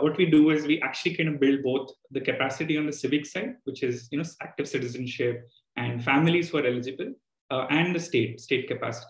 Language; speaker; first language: English; non-native, local second language; Telugu